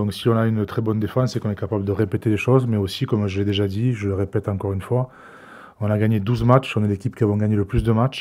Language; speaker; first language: French; native; French